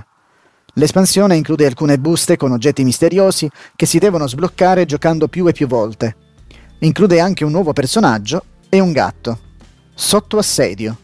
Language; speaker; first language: Italian; native; Italian